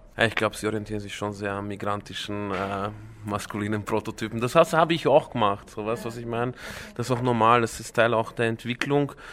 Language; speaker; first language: German; early bilingual, other home language; Croatian